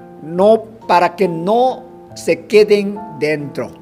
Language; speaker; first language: Spanish; non-native, fluent; Korean